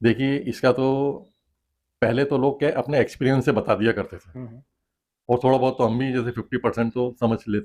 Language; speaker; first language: Hindi; native; Hindi